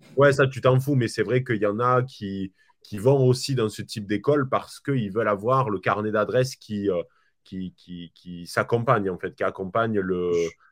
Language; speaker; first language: French; native; French